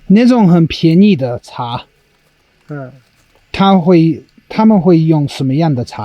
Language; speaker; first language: Chinese; non-native, fluent; English